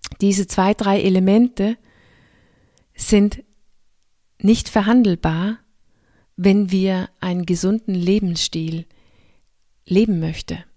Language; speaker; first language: German; non-native, fluent; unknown